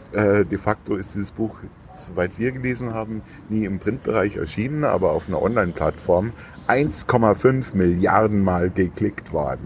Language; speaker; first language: German; native; German